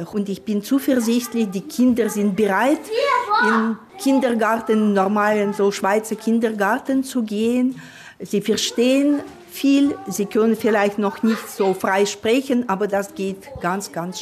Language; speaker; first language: German; non-native, fluent; Russian